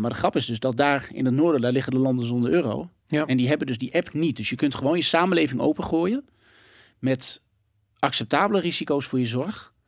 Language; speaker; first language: Dutch; native; Dutch